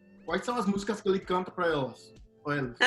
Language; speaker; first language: Portuguese; non-native, fluent; English